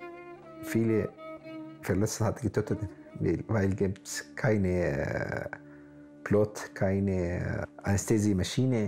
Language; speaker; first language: German; non-native, learner; Arabic